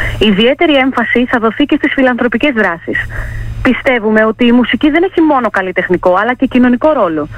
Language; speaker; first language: Greek; native; Greek